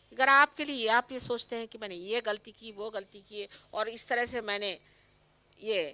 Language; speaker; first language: Hindi; non-native, local second language; Marathi